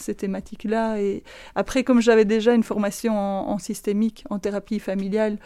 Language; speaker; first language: French; native; French